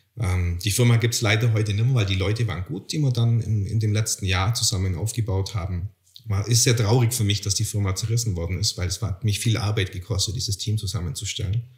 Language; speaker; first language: German; native; German